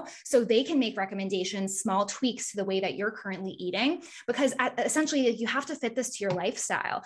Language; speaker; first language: English; native; English